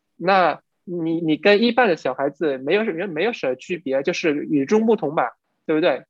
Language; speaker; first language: Chinese; non-native, fluent; Vietnamese